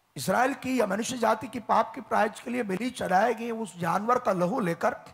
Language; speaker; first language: Hindi; native; Hindi